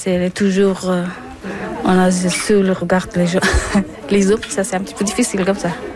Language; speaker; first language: French; non-native, learner; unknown